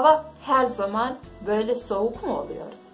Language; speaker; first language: Turkish; non-native, fluent; Bosnian